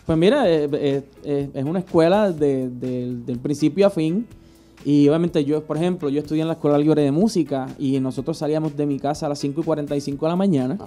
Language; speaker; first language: Spanish; native; Spanish